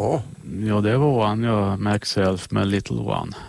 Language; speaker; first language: Swedish; native; Swedish